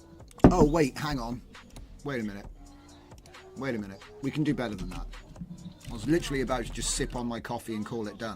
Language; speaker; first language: English; native; English